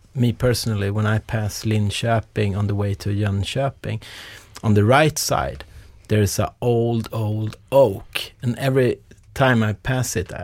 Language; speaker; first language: English; non-native, fluent; Swedish